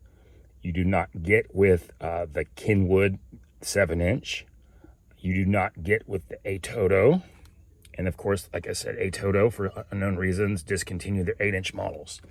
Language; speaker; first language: English; native; English